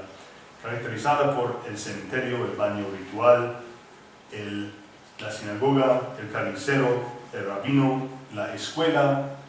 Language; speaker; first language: Spanish; non-native, fluent; English